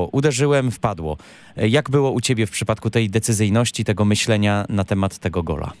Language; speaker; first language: Polish; native; Polish